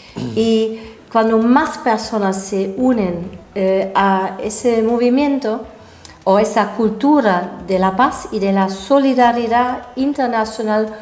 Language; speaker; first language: Spanish; non-native, fluent; German